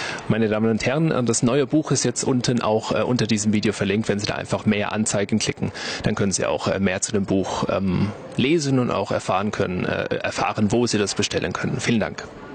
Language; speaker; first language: German; native; German